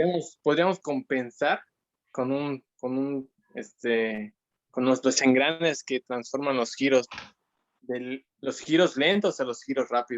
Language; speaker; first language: Spanish; native; Spanish